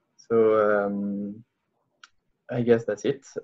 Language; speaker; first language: English; non-native, learner; French